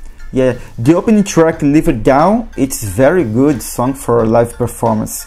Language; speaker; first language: English; non-native, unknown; Portuguese